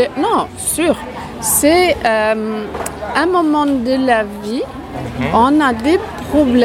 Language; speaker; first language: French; non-native, fluent; Spanish